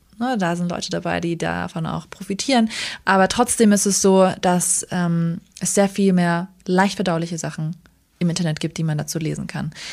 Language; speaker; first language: German; early bilingual, other home language; Kurdish